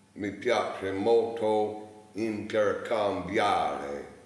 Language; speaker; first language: Italian; non-native, learner; English